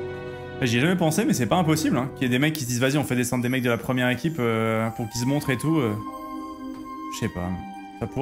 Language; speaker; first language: French; native; French